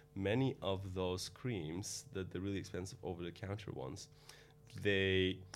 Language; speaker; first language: English; non-native, fluent; Dutch